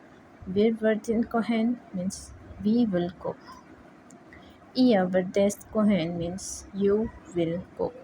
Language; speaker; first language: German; non-native, learner; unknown